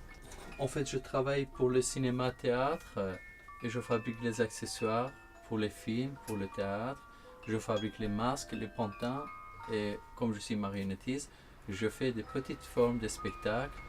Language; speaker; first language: French; non-native, fluent; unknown